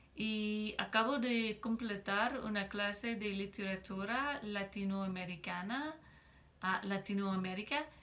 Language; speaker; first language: Spanish; non-native, fluent; English